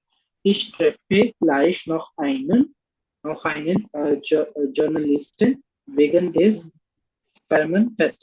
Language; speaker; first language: German; non-native, learner; Hindi